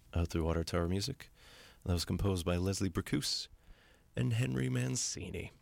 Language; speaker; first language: English; native; English